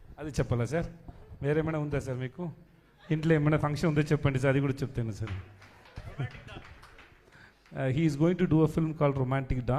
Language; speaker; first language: Telugu; non-native, learner; Tamil